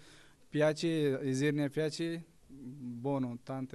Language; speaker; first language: Italian; non-native, learner; Pashto